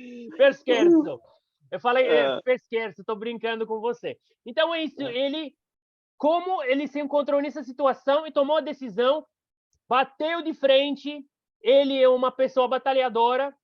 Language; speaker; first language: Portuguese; non-native, fluent; Arabic